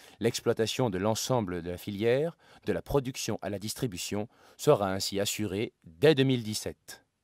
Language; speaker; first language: French; native; French